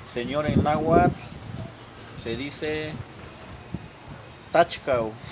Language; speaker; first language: Spanish; non-native, local second language; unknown